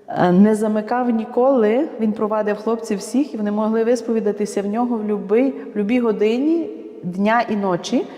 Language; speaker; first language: Ukrainian; native; Ukrainian